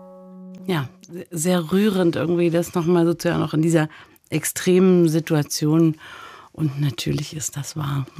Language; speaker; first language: German; native; German